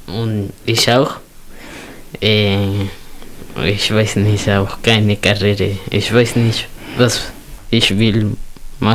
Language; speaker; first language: German; non-native, learner; Spanish